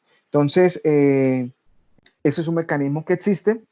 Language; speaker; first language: Spanish; native; Spanish